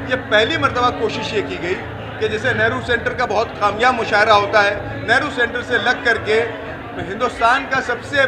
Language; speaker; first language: Hindi; native; Hindi